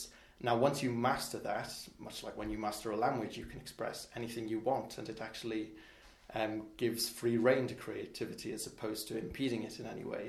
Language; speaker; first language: English; non-native, local second language; Welsh